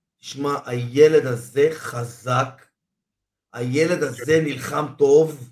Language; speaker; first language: Hebrew; non-native, fluent; Spanish